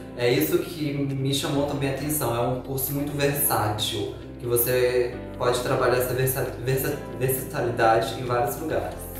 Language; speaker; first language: Portuguese; native; Portuguese